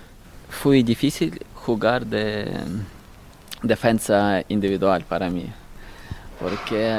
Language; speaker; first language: Spanish; non-native, learner; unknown